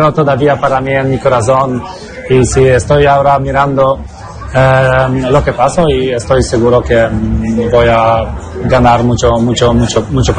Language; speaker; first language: Spanish; non-native, learner; Polish